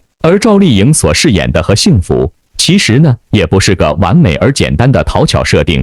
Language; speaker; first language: Chinese; native; Chinese